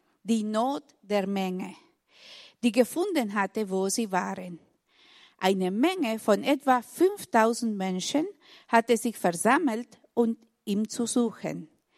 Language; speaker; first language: German; non-native, fluent; Spanish